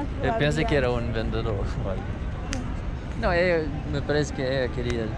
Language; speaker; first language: Spanish; non-native, learner; Swedish